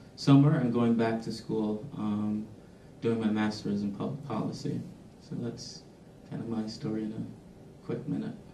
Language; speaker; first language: English; native; English